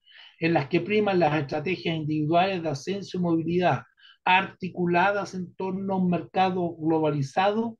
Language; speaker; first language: Spanish; native; Spanish